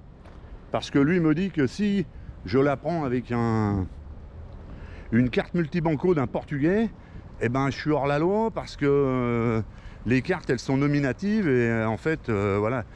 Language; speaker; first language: French; native; French